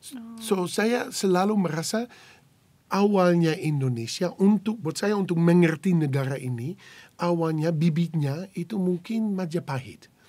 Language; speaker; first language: Indonesian; non-native, fluent; Dutch